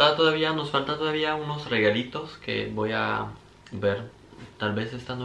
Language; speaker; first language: Spanish; non-native, fluent; French